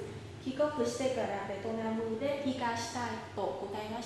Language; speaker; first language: Japanese; non-native, fluent; Vietnamese